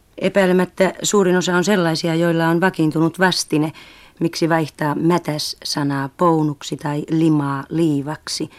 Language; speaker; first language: Finnish; native; Finnish